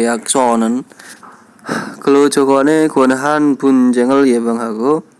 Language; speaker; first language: Korean; non-native, learner; Indonesian